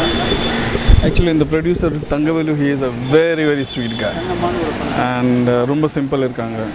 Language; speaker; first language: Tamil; non-native, learner; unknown